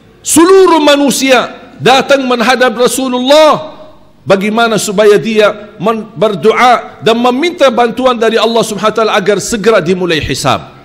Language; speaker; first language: Malay; non-native, fluent; Arabic